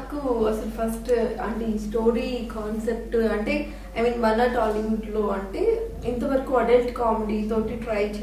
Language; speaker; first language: Telugu; native; Telugu